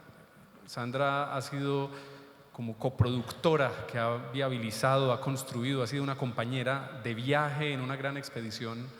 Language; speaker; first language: Spanish; native; Spanish